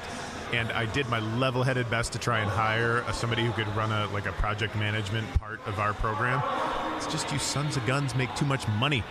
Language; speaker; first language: English; native; English